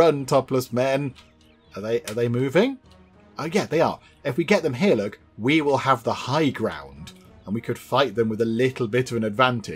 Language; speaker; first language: English; native; English